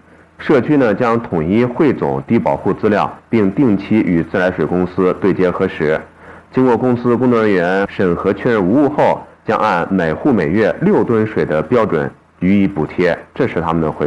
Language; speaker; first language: Chinese; native; Chinese